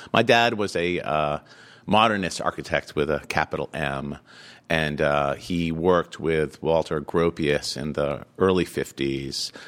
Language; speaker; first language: English; native; English